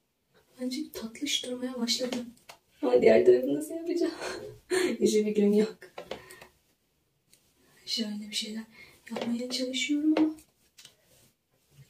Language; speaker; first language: Turkish; native; Turkish